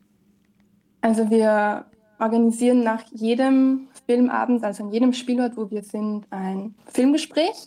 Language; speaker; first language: German; native; German